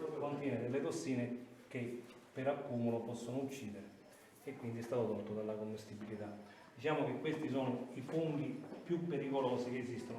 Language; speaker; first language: Italian; native; Italian